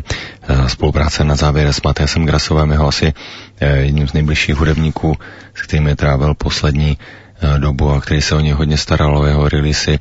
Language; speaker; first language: Czech; native; Czech